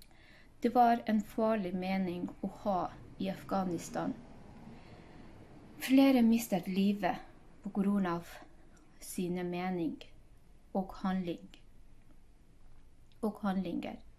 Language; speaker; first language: Norwegian; non-native, fluent; Hazaragi